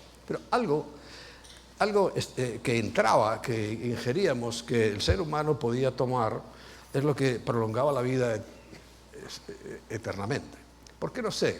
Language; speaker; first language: Spanish; native; Spanish